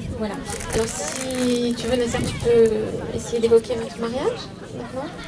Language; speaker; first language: French; native; French